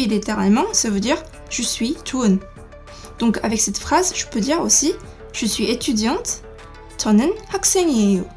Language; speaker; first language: French; native; French